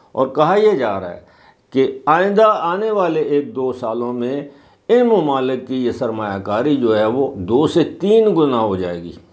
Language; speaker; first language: Urdu; non-native, local second language; Northern Hindko